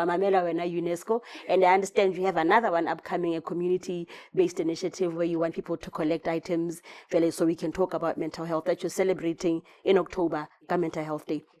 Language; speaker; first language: English; non-native, local second language; Southern Sotho